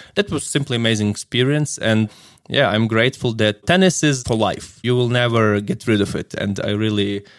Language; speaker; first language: English; non-native, fluent; Ukrainian